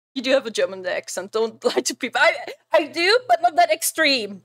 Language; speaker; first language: English; non-native, fluent; German